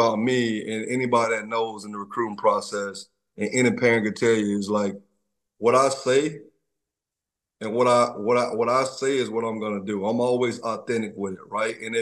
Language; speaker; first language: English; native; English